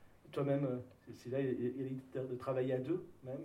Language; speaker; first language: French; native; French